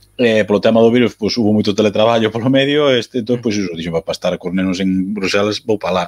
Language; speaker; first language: Galician; native; Galician